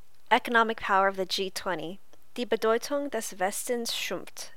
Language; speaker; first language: German; non-native, learner; English